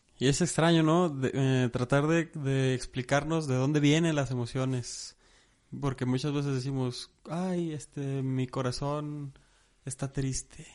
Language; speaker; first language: Spanish; native; Spanish